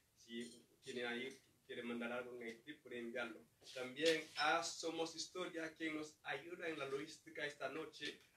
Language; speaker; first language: Spanish; non-native, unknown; Haitian Creole